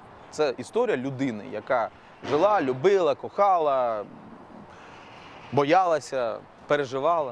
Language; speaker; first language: Ukrainian; native; Ukrainian